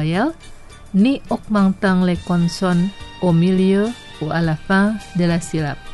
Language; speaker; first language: French; non-native, fluent; Indonesian